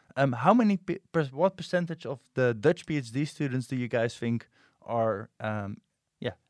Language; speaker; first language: English; non-native, fluent; Dutch